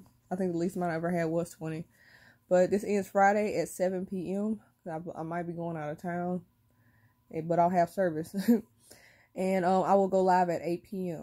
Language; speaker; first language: English; native; English